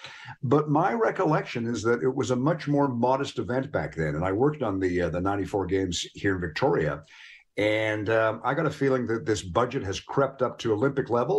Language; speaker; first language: English; native; English